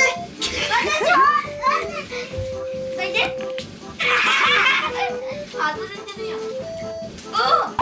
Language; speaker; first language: Japanese; native; Japanese